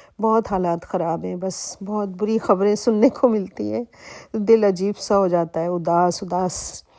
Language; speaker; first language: Urdu; native; Urdu